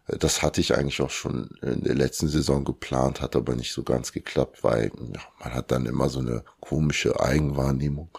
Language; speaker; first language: German; early bilingual, other home language; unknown